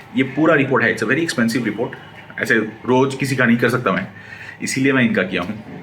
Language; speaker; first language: Hindi; non-native, local second language; Bangla